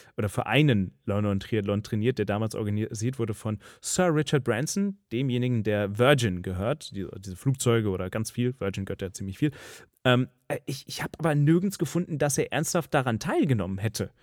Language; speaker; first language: German; native; German